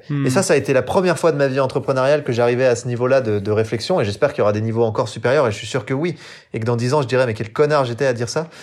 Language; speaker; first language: French; native; French